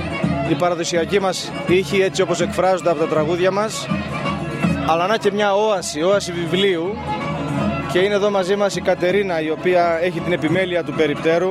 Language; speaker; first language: Greek; native; Greek